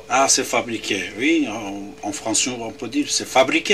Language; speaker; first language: French; non-native, fluent; Persian